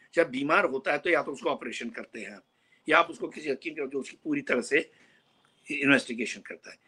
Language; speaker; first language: Hindi; native; Hindi